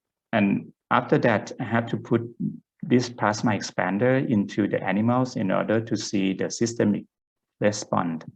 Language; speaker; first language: English; non-native, fluent; Thai